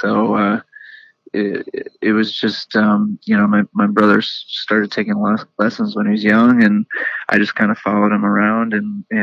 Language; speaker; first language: English; native; English